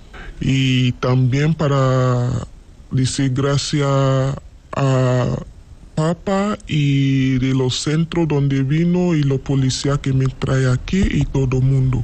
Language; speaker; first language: Spanish; non-native, learner; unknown